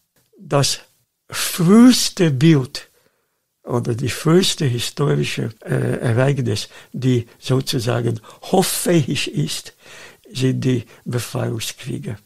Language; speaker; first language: German; non-native, fluent; Dutch